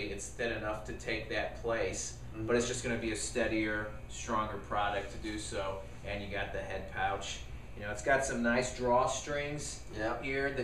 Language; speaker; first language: English; native; English